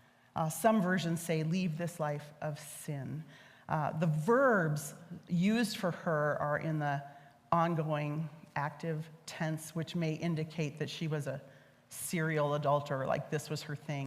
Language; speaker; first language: English; native; English